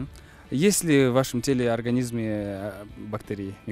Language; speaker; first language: Russian; non-native, local second language; Kyrgyz